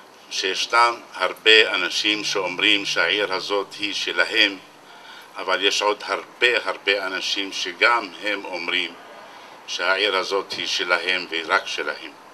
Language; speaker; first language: Hebrew; non-native, local second language; Arabic